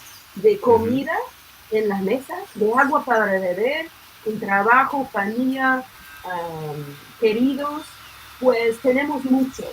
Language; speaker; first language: Spanish; non-native, fluent; English